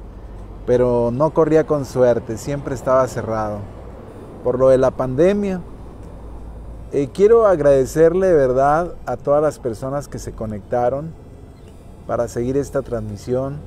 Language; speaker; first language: Spanish; native; Spanish